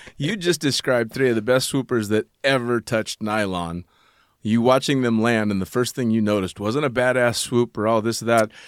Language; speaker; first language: English; native; English